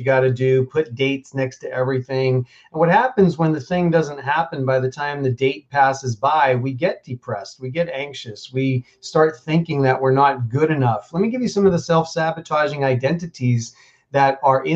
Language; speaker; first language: English; native; English